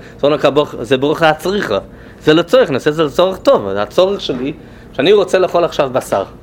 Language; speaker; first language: Hebrew; non-native, fluent; English